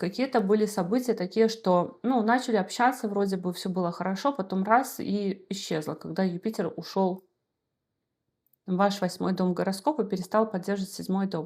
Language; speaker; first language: Russian; native; Russian